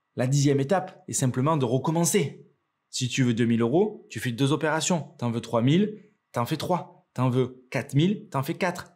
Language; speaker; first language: French; native; French